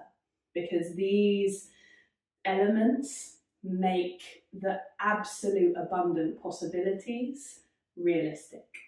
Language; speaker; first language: English; native; English